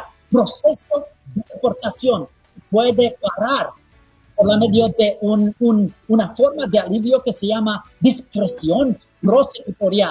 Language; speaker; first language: Spanish; non-native, fluent; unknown